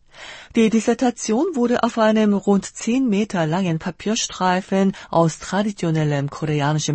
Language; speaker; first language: German; non-native, fluent; Korean